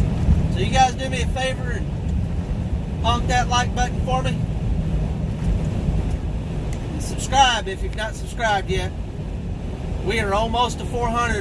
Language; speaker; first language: English; native; English